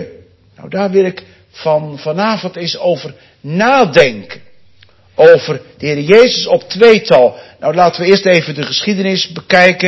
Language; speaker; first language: Dutch; native; Dutch